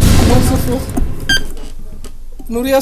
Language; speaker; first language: French; non-native, local second language; Comorian